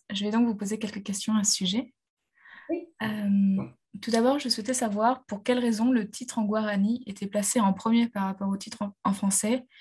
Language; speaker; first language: French; native; French